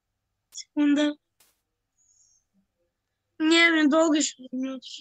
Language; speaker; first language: Russian; early bilingual, heritage; Russian